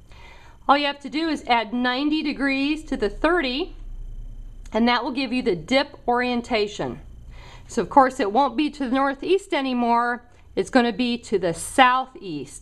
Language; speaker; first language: English; native; English